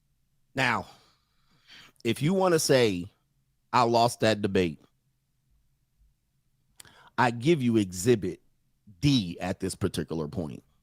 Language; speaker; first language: English; native; English